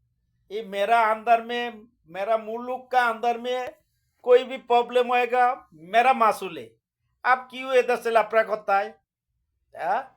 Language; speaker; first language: Hindi; non-native, learner; Bangla